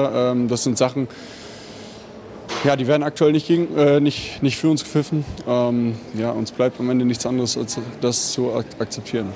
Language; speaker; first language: German; native; German